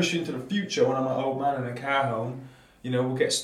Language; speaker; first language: English; native; English